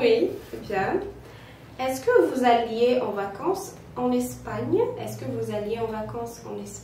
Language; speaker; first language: French; non-native, fluent; Polish